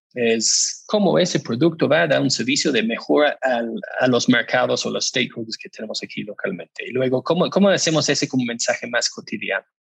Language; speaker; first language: Spanish; non-native, fluent; English